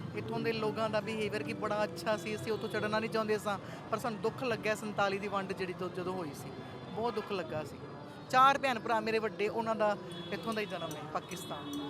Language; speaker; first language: Punjabi; native; Punjabi